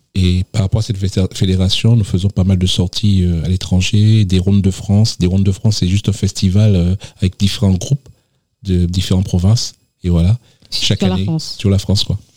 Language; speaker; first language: French; native; French